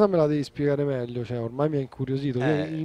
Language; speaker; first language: Italian; native; Italian